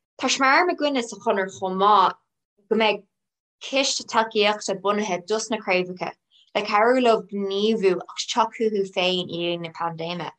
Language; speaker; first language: Irish; non-native, local second language; English